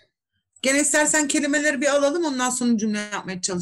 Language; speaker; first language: Turkish; native; Turkish